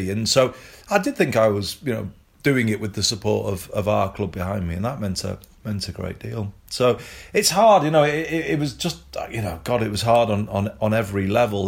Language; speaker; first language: English; native; English